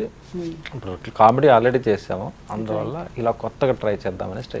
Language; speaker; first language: Telugu; native; Telugu